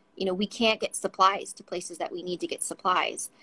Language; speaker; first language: English; native; English